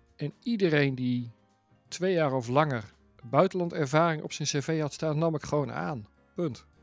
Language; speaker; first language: Dutch; native; Dutch